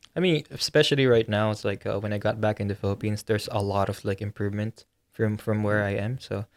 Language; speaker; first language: English; non-native, local second language; Filipino